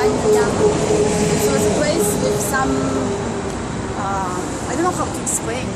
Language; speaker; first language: English; non-native, learner; Russian